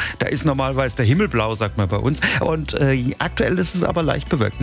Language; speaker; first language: German; native; German